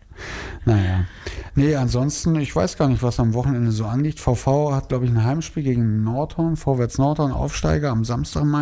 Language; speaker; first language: German; native; German